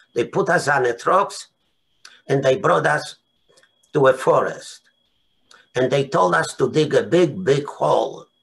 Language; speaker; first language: English; non-native, fluent; Polish